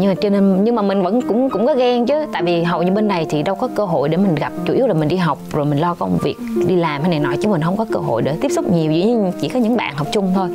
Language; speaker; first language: Vietnamese; native; Vietnamese